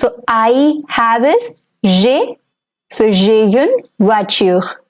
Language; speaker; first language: French; non-native, fluent; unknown